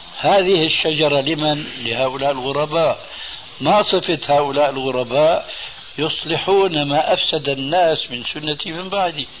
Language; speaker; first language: Arabic; early bilingual, other home language; Albanian